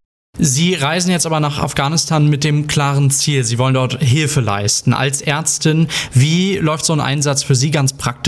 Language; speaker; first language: German; native; German